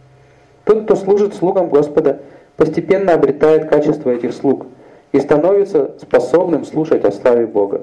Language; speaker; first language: Russian; native; Russian